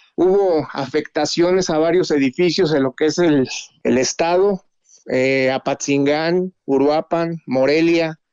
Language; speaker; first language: Spanish; native; Spanish